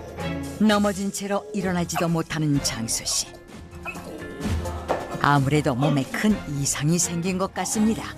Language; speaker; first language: Korean; native; Korean